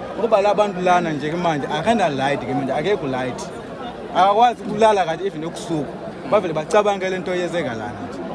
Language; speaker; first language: Zulu; non-native, fluent; Nyanja